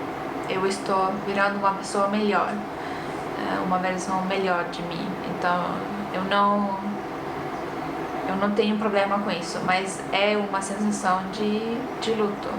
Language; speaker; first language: Portuguese; non-native, fluent; Estonian